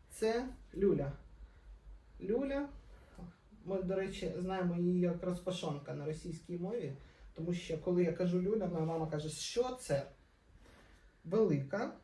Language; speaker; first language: Ukrainian; non-native, local second language; Russian